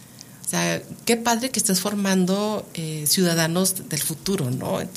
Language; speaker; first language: Spanish; native; Spanish